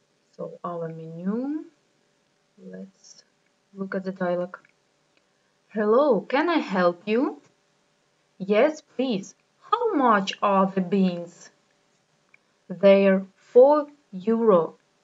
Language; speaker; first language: English; non-native, fluent; Ukrainian